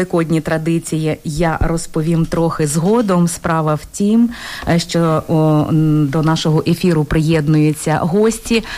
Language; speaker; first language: Ukrainian; native; Ukrainian